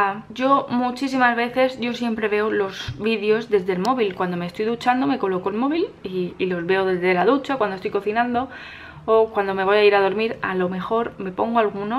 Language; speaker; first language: Spanish; native; Spanish